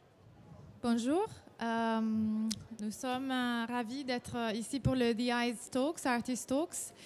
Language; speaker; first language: French; non-native, fluent; Italian